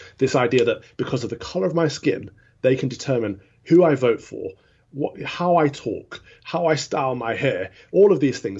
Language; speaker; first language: English; native; English